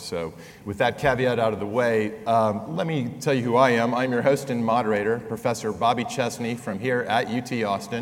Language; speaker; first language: English; native; English